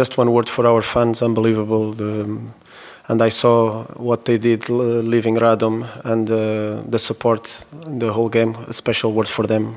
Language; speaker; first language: English; non-native, fluent; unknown